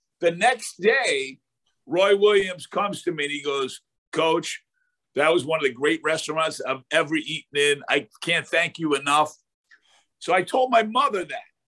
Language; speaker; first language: English; native; English